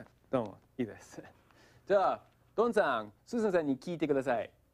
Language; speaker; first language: Japanese; non-native, fluent; English